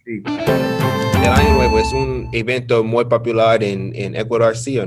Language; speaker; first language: Spanish; non-native, learner; English